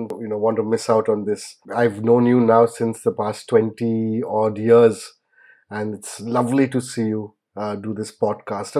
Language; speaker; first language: English; non-native, local second language; Bangla